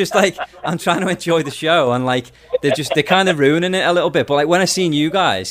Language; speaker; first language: English; native; English